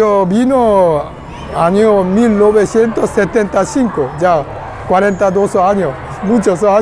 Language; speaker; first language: Spanish; non-native, learner; Korean